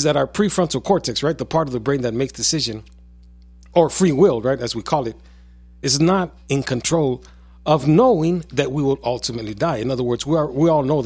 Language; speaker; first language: Spanish; early bilingual, heritage; Spanish